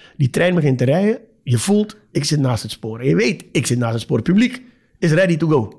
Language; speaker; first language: Dutch; native; Dutch